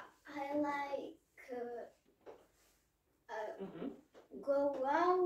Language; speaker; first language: English; non-native, learner; Russian